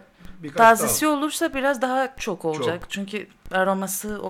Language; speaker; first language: Turkish; non-native, learner; Greek